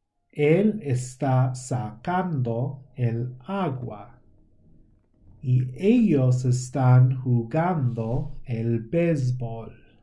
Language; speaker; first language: Spanish; non-native, fluent; English